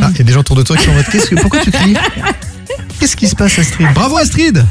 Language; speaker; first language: French; native; French